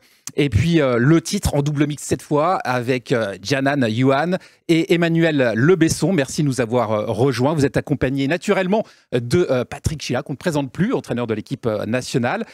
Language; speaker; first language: French; native; French